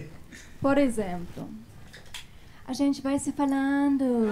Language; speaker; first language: Portuguese; non-native, fluent; German